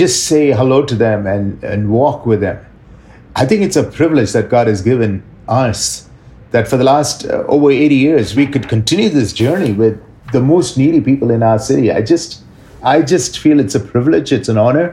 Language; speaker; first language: English; non-native, local second language; Tamil